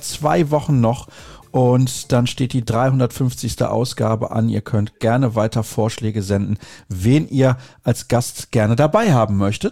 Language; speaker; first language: German; native; German